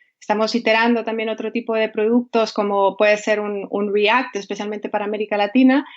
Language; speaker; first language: Spanish; native; Spanish